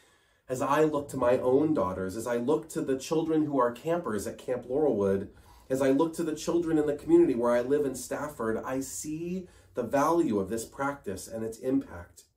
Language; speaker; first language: English; native; English